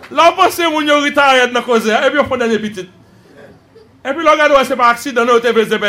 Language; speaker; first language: French; non-native, local second language; Haitian Creole